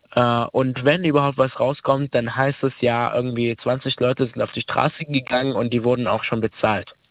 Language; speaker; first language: German; early bilingual, other home language; Arabic